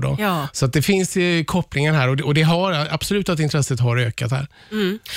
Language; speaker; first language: Swedish; native; Swedish